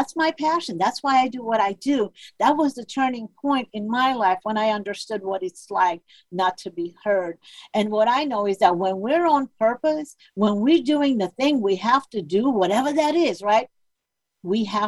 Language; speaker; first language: English; non-native, fluent; Armenian